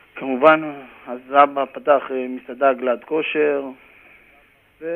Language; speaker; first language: Hebrew; native; Hebrew